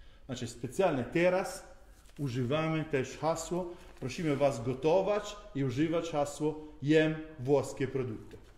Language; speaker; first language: Polish; non-native, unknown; Italian